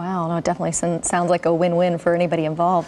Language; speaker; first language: English; native; English